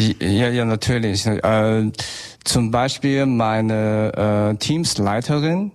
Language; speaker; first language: German; non-native, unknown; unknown